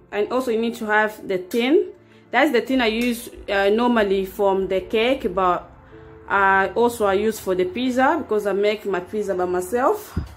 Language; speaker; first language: English; non-native, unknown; Lingala